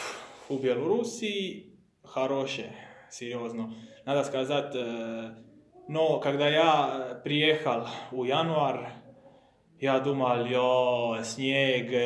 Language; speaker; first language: Russian; non-native, learner; Croatian